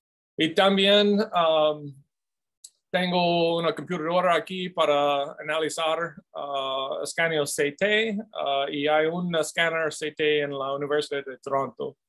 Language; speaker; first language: Spanish; non-native, fluent; English